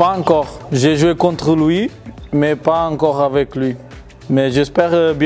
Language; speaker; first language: French; non-native, fluent; Portuguese